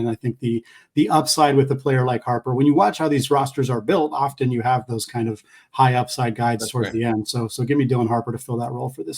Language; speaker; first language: English; native; English